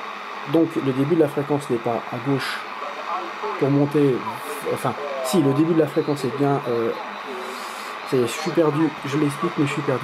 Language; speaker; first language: French; native; French